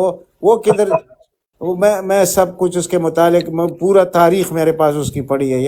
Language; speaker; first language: Urdu; native; Urdu